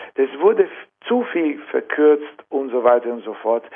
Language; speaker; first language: German; non-native, fluent; Italian